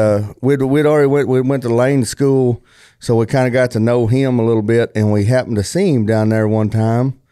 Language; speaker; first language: English; native; English